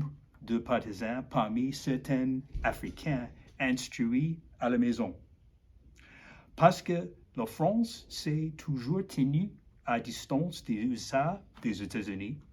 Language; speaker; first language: French; non-native, learner; English